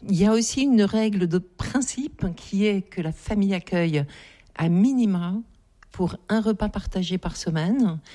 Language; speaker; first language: French; native; French